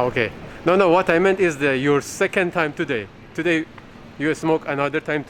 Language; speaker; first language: English; non-native, fluent; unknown